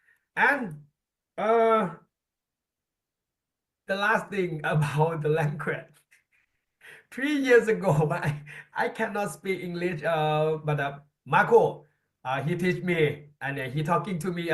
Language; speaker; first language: English; non-native, learner; Thai